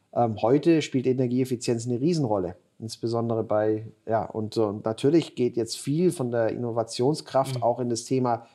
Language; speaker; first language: German; native; German